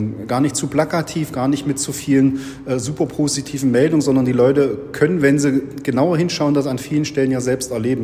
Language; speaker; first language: German; native; German